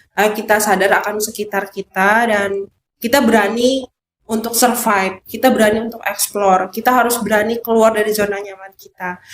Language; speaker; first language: Indonesian; native; Indonesian